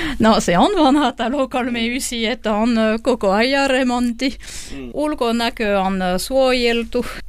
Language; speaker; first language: Finnish; non-native, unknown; French